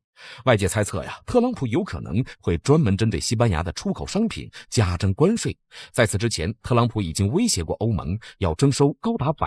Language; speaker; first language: Chinese; native; Chinese